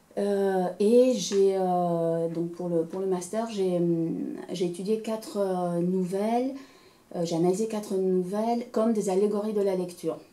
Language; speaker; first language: French; non-native, fluent; Romanian